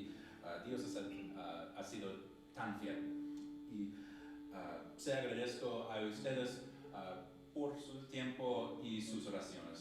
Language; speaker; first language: Spanish; non-native, learner; English